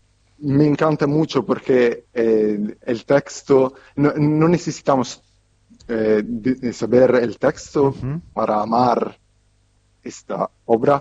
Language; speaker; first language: Spanish; non-native, fluent; Italian